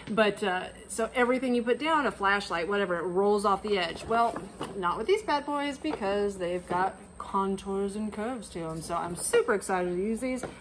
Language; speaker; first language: English; native; English